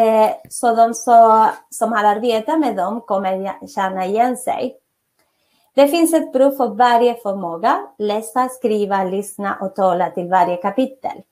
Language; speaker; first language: Swedish; non-native, fluent; Spanish